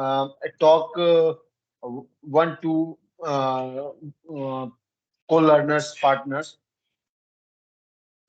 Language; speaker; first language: English; non-native, learner; Hindi